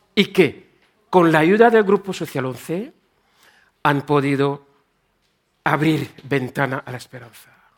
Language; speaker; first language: Spanish; non-native, fluent; French